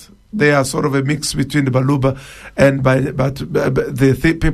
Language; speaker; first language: English; non-native, fluent; Luba-Lulua